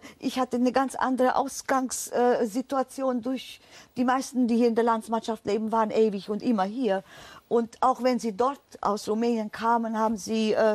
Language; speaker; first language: German; native; German